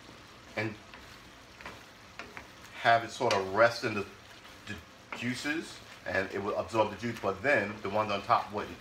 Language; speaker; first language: English; native; English